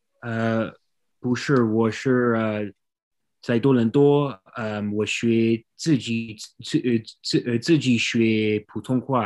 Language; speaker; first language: Chinese; non-native, learner; English